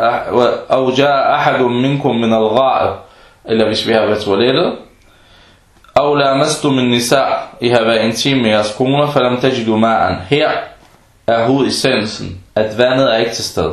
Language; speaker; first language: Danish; early bilingual, other home language; Arabic